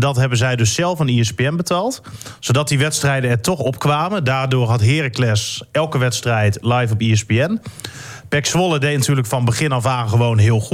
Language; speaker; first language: Dutch; native; Dutch